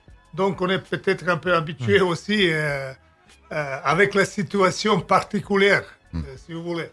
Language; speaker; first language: French; non-native, fluent; Serbian